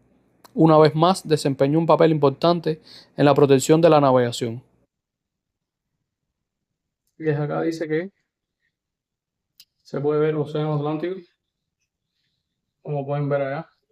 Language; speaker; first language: Spanish; native; Spanish